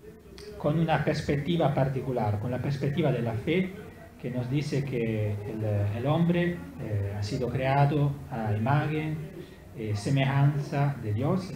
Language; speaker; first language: Spanish; non-native, learner; Italian